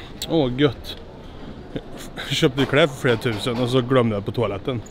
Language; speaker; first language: Swedish; native; Swedish